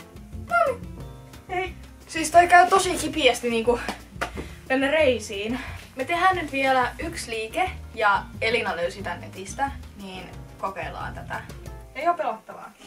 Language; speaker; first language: Finnish; native; Finnish